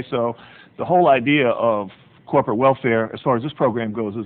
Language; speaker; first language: English; native; English